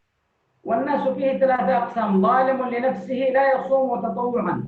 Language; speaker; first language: Arabic; native; Arabic